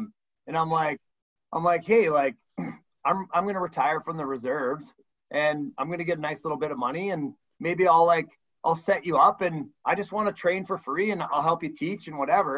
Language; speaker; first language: English; native; English